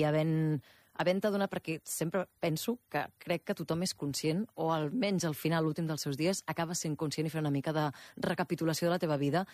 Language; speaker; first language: Catalan; native; Catalan